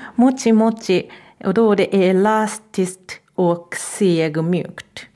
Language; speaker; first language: Swedish; non-native, fluent; Japanese